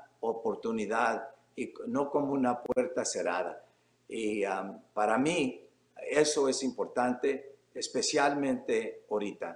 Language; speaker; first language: Spanish; early bilingual, heritage; Spanish